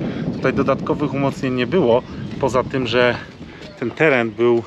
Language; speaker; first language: Polish; native; Polish